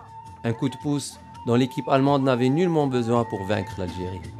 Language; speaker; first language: French; non-native, local second language; Arabic